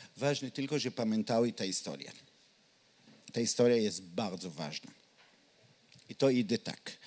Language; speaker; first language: Polish; non-native, learner; Hebrew